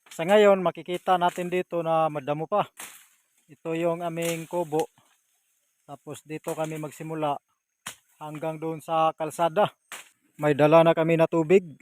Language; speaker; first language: Filipino; non-native, local second language; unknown